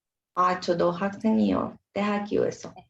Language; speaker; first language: Korean; non-native, learner; Spanish